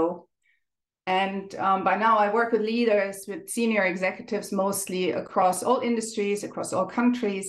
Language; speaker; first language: English; non-native, fluent; German